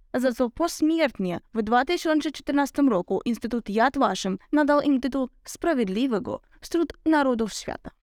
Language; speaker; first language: Polish; non-native, learner; Ukrainian